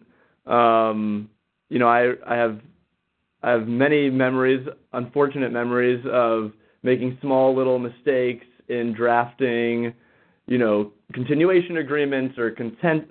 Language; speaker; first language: English; native; English